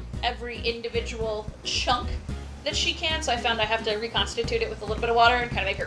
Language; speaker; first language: English; native; English